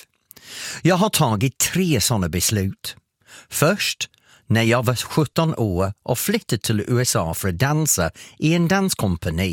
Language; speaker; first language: Swedish; non-native, fluent; English